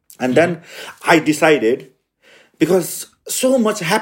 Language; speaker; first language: English; non-native, local second language; Nepali